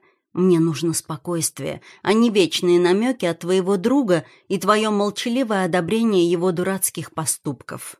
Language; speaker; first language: Russian; native; Russian